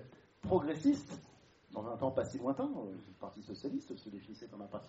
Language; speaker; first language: French; native; French